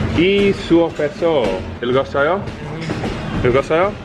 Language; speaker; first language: Korean; non-native, learner; English